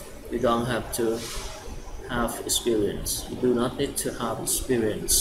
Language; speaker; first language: English; non-native, fluent; Vietnamese